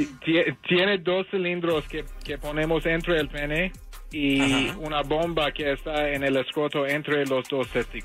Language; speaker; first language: Spanish; early bilingual, heritage; English